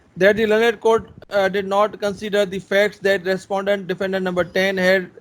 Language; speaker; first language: English; non-native, local second language; Urdu